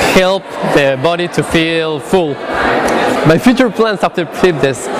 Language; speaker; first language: English; non-native, fluent; Spanish